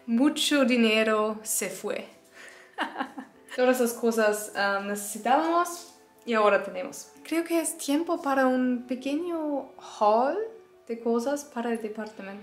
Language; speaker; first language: Spanish; non-native, learner; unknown